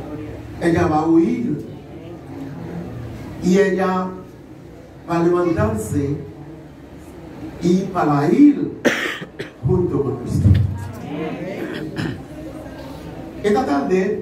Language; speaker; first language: Spanish; non-native, learner; Haitian Creole